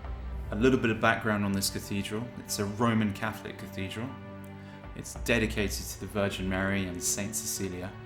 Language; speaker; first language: English; native; English